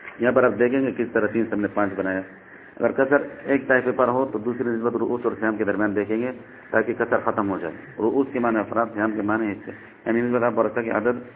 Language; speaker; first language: Urdu; non-native, local second language; Northern Hindko